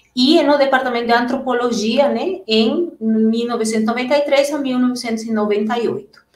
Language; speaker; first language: Portuguese; non-native, fluent; Spanish